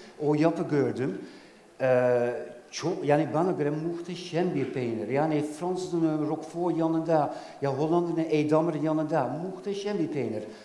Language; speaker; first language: Turkish; non-native, fluent; Dutch